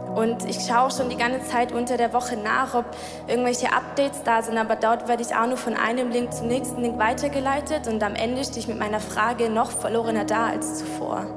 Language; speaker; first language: German; native; German